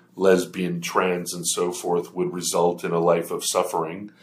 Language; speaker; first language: English; native; English